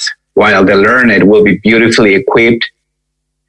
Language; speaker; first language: English; non-native, fluent; Spanish